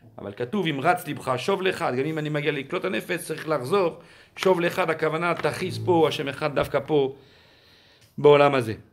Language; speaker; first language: Hebrew; non-native, fluent; French